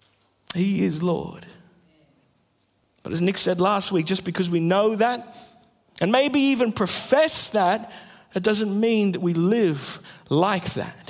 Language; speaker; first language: English; native; English